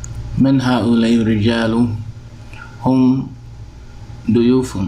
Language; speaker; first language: Arabic; non-native, fluent; English